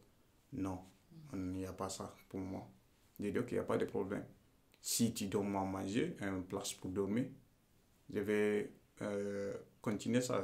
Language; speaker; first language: French; non-native, learner; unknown